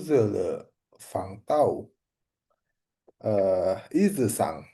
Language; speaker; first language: Chinese; non-native, learner; Indonesian